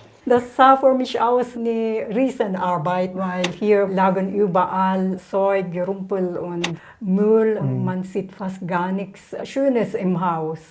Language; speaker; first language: German; non-native, fluent; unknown